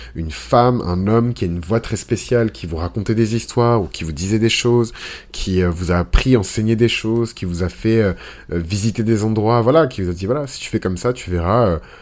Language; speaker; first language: French; early bilingual, other home language; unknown